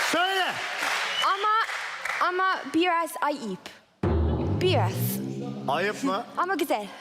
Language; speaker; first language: Turkish; non-native, learner; English